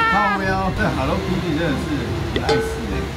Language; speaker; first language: Chinese; native; Chinese